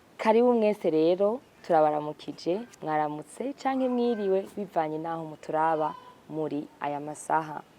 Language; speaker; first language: Rundi; early bilingual, heritage; Rundi